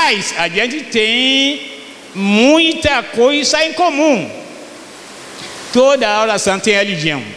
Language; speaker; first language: Portuguese; non-native, fluent; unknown